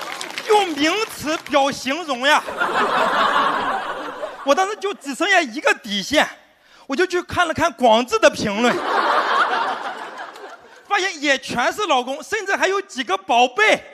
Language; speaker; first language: Chinese; native; Chinese